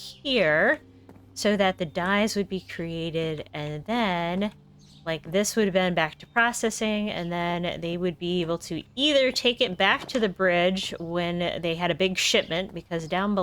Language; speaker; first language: English; native; English